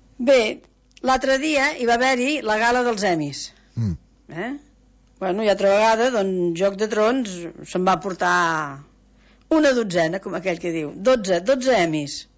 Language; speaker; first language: Catalan; native; Catalan